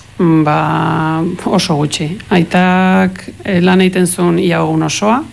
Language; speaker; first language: Basque; early bilingual, heritage; Spanish